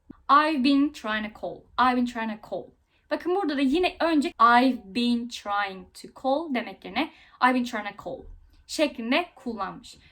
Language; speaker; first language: English; non-native, fluent; Turkish